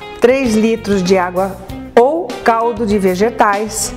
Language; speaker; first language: Portuguese; native; Portuguese